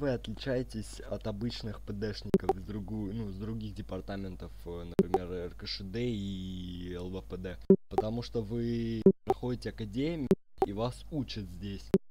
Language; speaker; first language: Russian; native; Russian